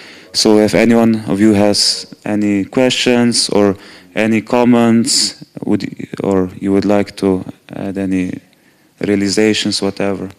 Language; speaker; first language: English; non-native, fluent; Slovenian